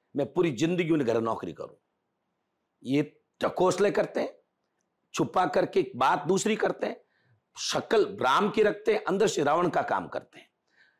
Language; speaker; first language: Hindi; native; Hindi